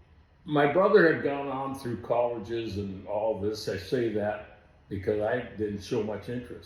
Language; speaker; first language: English; native; English